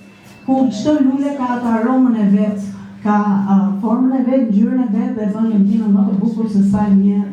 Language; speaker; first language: Albanian; native; Albanian